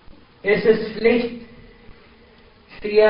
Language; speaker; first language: German; non-native, fluent; Arabic